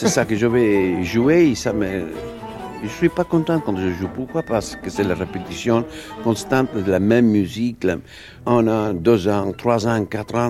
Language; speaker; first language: French; non-native, fluent; Spanish